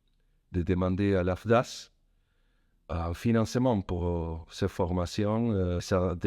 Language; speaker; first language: French; non-native, fluent; Spanish